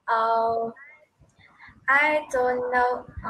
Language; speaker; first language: English; non-native, learner; Vietnamese